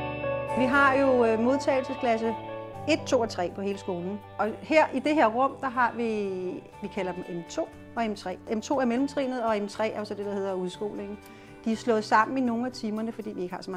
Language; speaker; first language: Danish; native; Danish